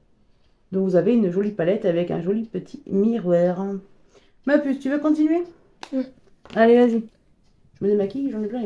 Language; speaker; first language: French; native; French